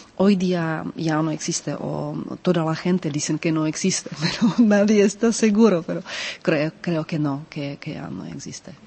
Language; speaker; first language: Spanish; non-native, fluent; Czech